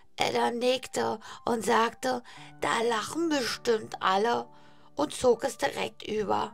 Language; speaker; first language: German; native; German